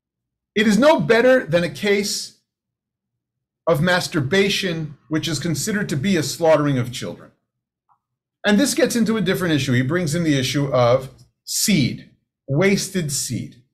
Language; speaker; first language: English; native; English